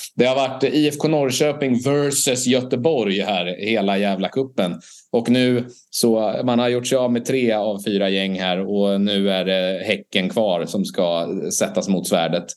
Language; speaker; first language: Swedish; native; Swedish